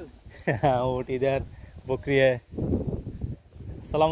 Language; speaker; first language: Hindi; non-native, learner; Bangla